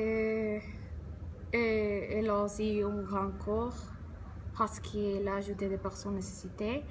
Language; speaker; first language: French; non-native, learner; Spanish